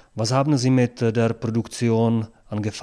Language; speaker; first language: German; non-native, learner; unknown